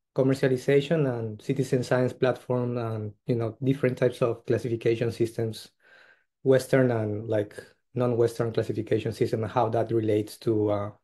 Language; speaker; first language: English; non-native, fluent; Spanish